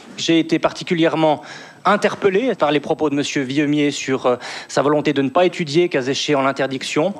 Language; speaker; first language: French; native; French